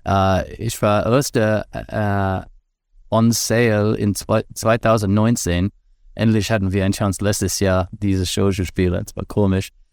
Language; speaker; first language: German; non-native, fluent; English